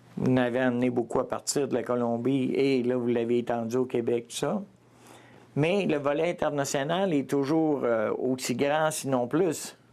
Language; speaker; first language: French; native; French